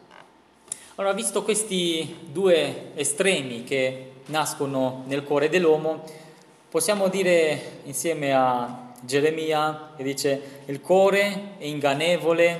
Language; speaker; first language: Italian; non-native, fluent; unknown